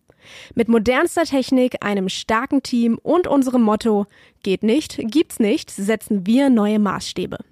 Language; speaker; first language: German; native; German